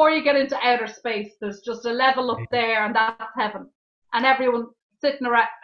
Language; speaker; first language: English; native; English